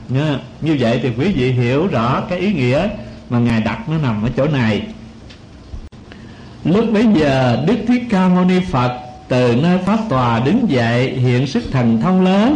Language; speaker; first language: Vietnamese; native; Vietnamese